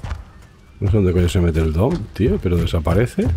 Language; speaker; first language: Spanish; native; Spanish